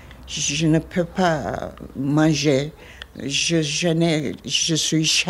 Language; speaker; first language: French; non-native, fluent; Armenian